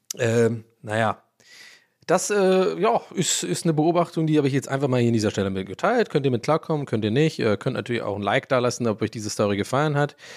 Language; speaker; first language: German; early bilingual, other home language; English